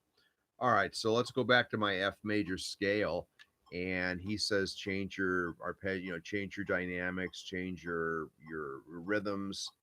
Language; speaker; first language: English; native; English